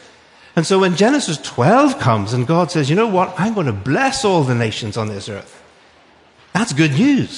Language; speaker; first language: English; native; English